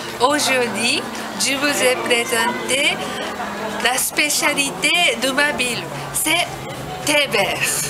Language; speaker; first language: French; non-native, learner; Japanese